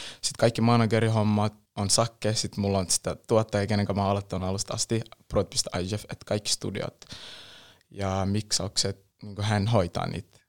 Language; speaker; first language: Finnish; early bilingual, other home language; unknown